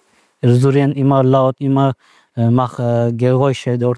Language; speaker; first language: German; non-native, learner; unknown